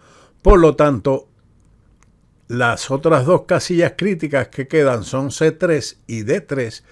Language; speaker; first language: Spanish; native; Spanish